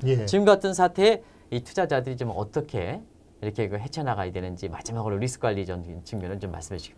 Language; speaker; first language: Korean; native; Korean